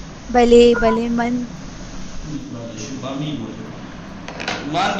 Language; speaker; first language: Persian; non-native, learner; Urdu